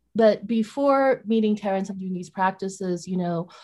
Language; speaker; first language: English; early bilingual, other home language; Vietnamese